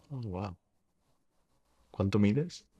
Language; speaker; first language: Spanish; early bilingual, heritage; Spanish